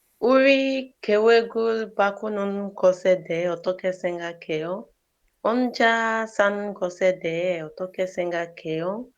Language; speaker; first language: Korean; non-native, learner; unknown